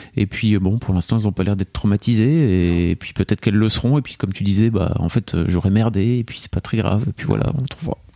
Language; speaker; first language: French; native; French